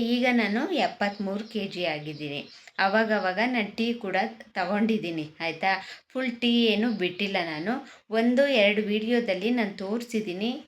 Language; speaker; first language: Kannada; native; Kannada